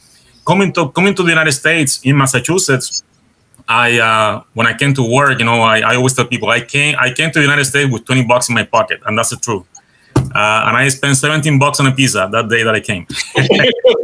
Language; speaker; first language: English; non-native, fluent; Spanish